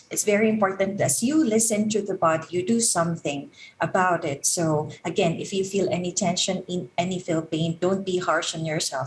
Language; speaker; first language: English; non-native, local second language; Filipino